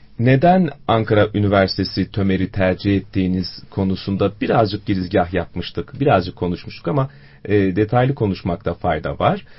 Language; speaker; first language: Turkish; native; Turkish